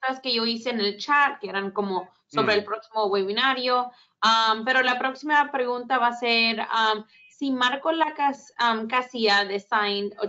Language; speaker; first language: Spanish; early bilingual, heritage; Spanish